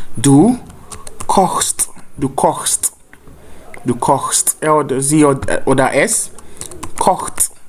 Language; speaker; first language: German; non-native, fluent; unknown